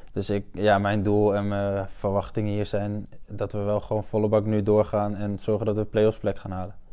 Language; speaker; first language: Dutch; native; Dutch